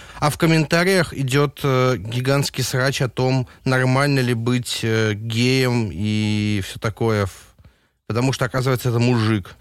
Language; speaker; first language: Russian; native; Russian